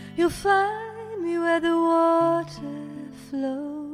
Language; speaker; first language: English; native; English